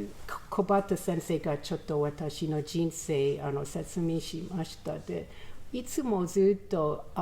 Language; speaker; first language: Japanese; non-native, learner; English